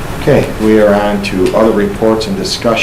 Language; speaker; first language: English; native; English